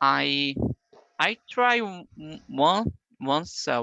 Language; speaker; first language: English; non-native, learner; Portuguese